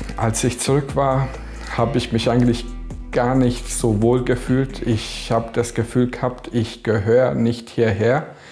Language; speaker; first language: German; early bilingual, other home language; Bosnian